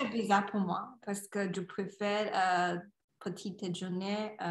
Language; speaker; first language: French; non-native, learner; Chinese